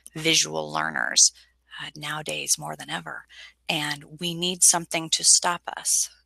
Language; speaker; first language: English; native; English